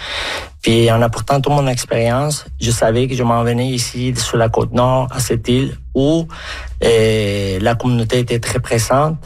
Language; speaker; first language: French; non-native, fluent; Spanish